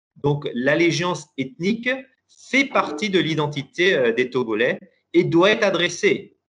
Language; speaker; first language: French; non-native, local second language; Persian